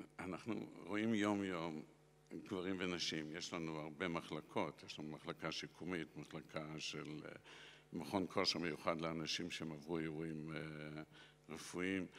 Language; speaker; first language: Hebrew; non-native, local second language; Yiddish